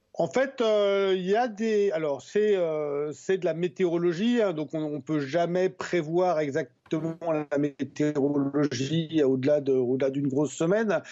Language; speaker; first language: French; native; French